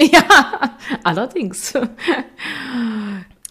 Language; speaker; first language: German; native; German